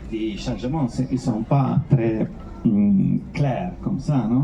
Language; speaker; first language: French; non-native, fluent; Italian